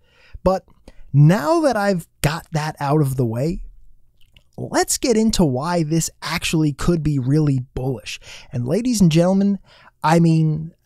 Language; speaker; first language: English; native; English